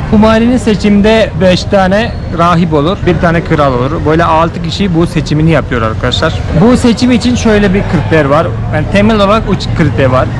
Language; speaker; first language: Turkish; non-native, fluent; Hindi